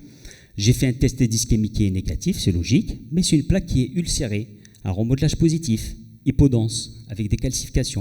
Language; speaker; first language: French; non-native, local second language; Arabic